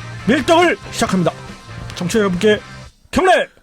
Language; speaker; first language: Korean; native; Korean